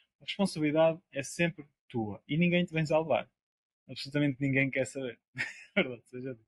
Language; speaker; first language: Portuguese; native; Portuguese